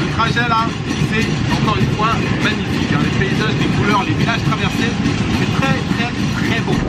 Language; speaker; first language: French; native; French